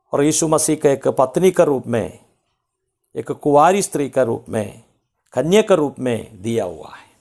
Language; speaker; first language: Hindi; non-native, local second language; Malayalam